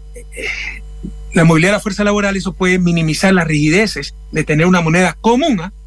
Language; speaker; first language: Spanish; native; Spanish